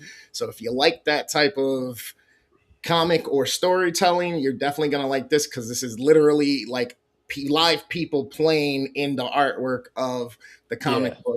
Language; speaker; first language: English; native; English